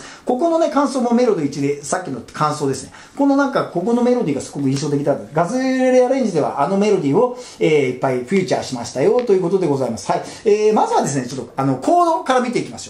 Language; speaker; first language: Japanese; native; Japanese